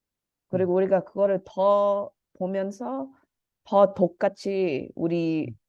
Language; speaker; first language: Korean; early bilingual, heritage; Korean